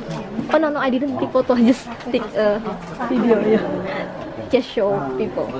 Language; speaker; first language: English; non-native, learner; Indonesian